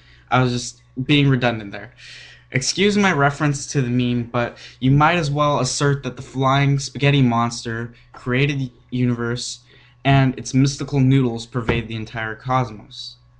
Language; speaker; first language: English; native; English